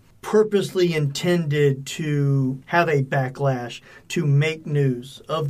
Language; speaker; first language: English; native; English